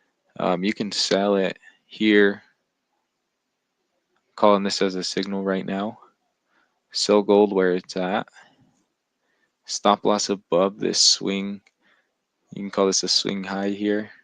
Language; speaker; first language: English; native; English